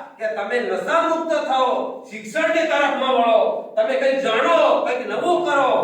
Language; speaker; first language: Gujarati; non-native, local second language; Bhili